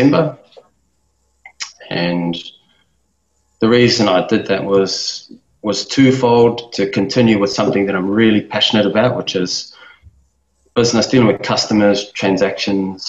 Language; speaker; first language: English; native; English